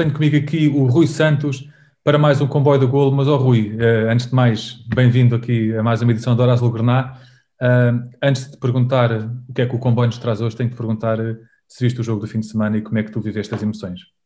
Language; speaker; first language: Portuguese; native; Portuguese